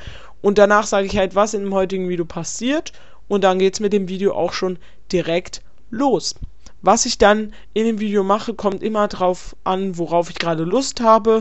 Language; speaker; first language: German; native; German